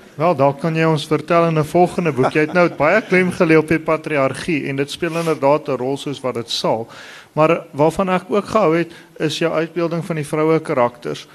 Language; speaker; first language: Afrikaans; native; Afrikaans